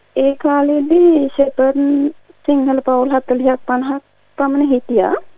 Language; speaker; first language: Sinhala; native; Sinhala